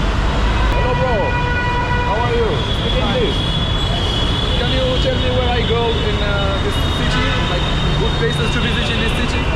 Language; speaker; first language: English; non-native, learner; Arabic